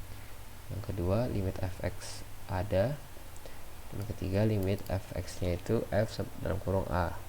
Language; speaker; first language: Indonesian; native; Indonesian